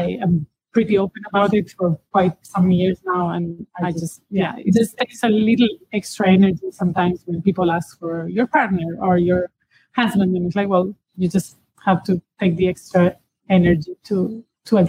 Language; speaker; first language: English; non-native, fluent; Spanish